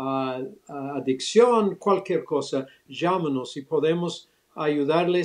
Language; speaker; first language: Spanish; early bilingual, other home language; English